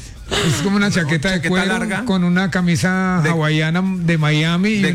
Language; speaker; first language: Spanish; native; Spanish